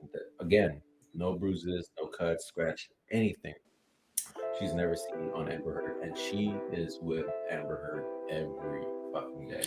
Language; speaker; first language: English; native; English